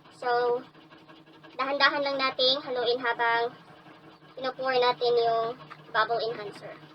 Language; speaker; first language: Filipino; non-native, local second language; Cebuano